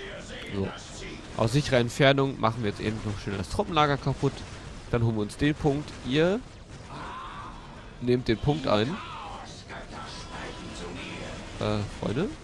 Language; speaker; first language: German; native; German